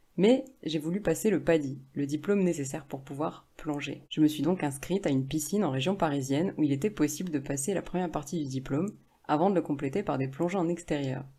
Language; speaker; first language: French; native; French